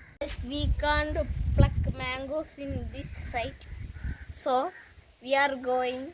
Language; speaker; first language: English; non-native, learner; Malayalam